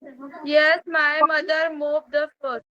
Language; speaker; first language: English; non-native, learner; Hindi